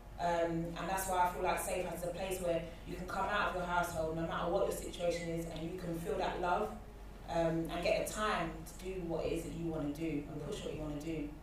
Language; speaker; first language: English; native; English